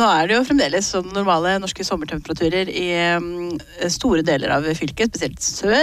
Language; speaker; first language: Norwegian; native; Norwegian